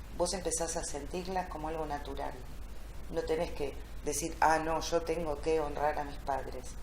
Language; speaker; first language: Spanish; early bilingual, other home language; Italian